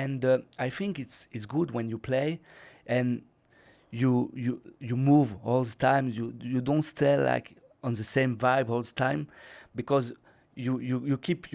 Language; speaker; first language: English; non-native, learner; French